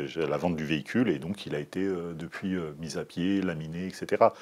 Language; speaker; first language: French; native; French